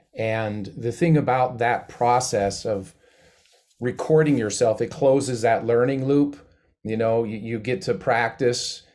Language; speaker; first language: English; native; English